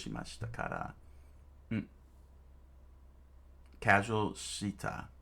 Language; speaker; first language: Japanese; non-native, learner; English